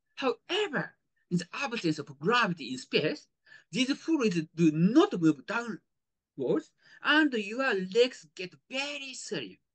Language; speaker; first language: English; non-native, fluent; Japanese